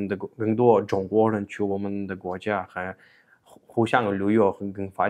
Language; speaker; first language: Chinese; non-native, fluent; Uzbek